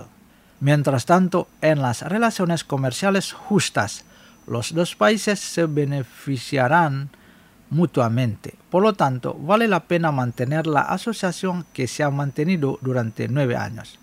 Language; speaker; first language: Spanish; non-native, fluent; Indonesian